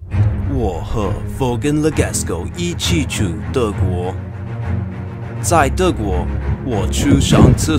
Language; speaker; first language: Chinese; non-native, learner; English